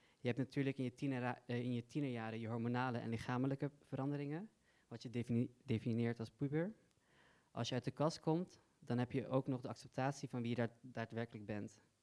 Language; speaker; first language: Dutch; early bilingual, other home language; Persian